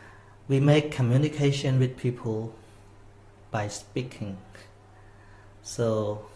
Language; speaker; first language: English; non-native, fluent; Khmer